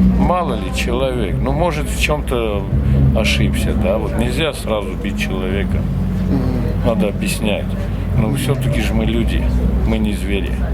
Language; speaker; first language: Russian; non-native, local second language; Armenian